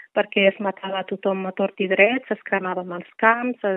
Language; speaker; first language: Catalan; non-native, fluent; Riffian